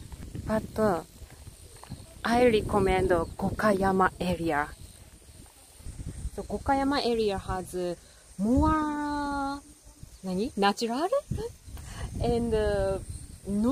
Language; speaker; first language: English; non-native, learner; Japanese